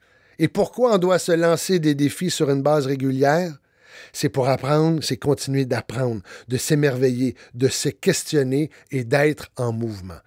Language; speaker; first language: French; native; French